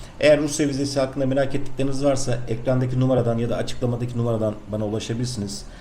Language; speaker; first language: Turkish; native; Turkish